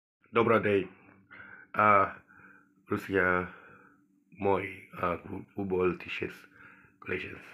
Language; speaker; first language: Russian; non-native, learner; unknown